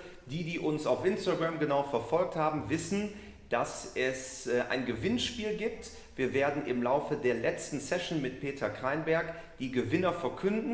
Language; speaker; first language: German; native; German